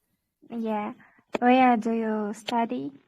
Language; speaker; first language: English; non-native, learner; Kyrgyz